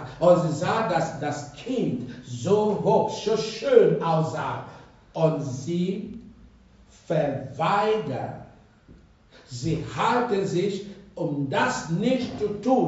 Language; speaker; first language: German; non-native, fluent; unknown